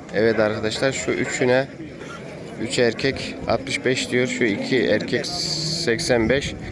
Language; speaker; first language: Turkish; native; Turkish